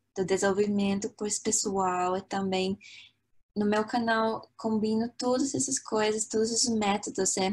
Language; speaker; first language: Portuguese; non-native, fluent; English